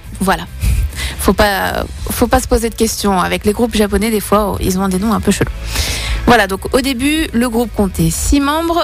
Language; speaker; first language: French; native; French